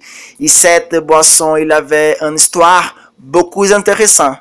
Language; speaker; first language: French; non-native, learner; Portuguese